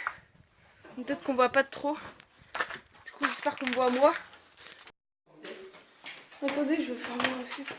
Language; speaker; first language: French; native; French